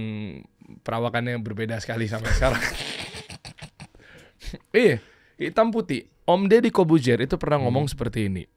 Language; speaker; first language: Indonesian; native; Indonesian